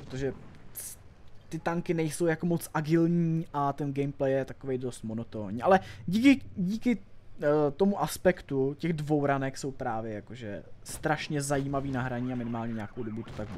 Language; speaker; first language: Czech; native; Czech